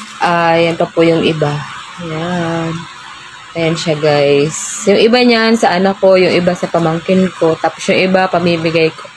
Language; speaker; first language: Filipino; native; Filipino